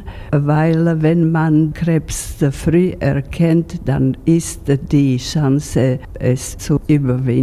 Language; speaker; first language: German; non-native, fluent; Slovak